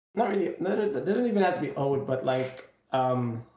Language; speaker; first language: English; non-native, local second language; Nyanja